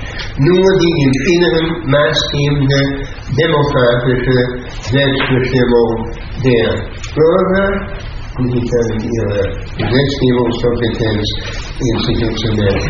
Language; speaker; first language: German; native; German